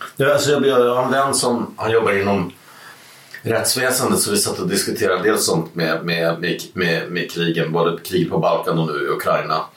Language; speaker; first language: Swedish; native; Swedish